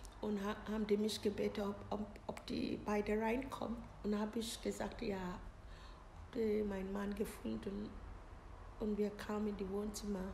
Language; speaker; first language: German; non-native, learner; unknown